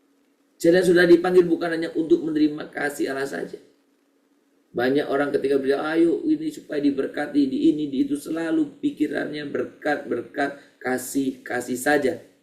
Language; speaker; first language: Indonesian; native; Indonesian